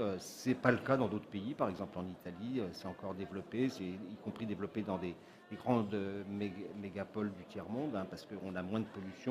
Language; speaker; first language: French; native; French